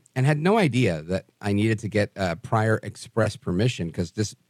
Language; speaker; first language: English; native; English